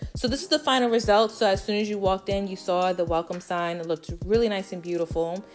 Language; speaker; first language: English; native; English